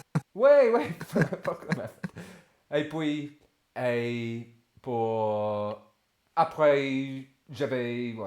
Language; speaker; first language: French; non-native, fluent; English